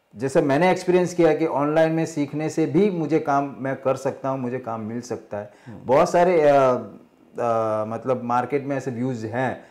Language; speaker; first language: Hindi; non-native, local second language; Marathi